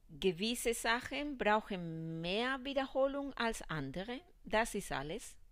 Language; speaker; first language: German; non-native, fluent; Spanish